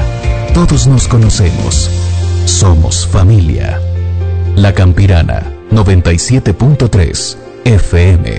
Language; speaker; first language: Spanish; native; Spanish